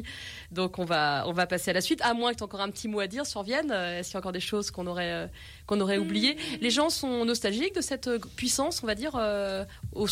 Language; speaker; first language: French; native; French